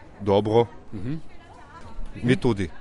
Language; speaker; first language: Slovenian; early bilingual, heritage; German